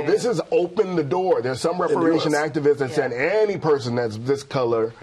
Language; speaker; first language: English; native; English